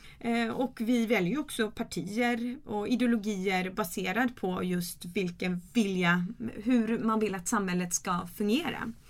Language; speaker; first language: Swedish; early bilingual, other home language; Kurdish